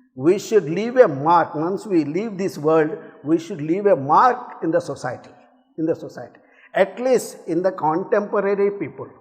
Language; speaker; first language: English; non-native, local second language; Telugu